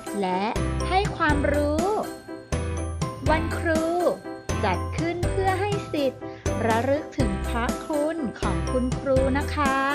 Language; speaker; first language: Thai; native; Thai